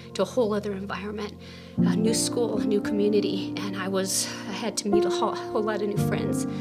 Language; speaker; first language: English; native; English